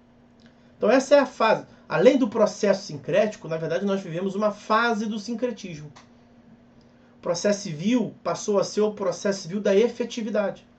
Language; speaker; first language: Portuguese; native; Portuguese